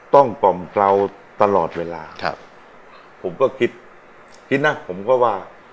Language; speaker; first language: Thai; native; Thai